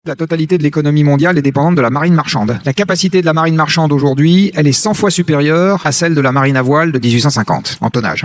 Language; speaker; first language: French; native; French